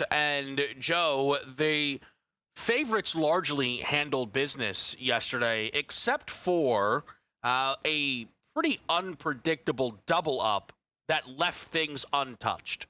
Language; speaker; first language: English; native; English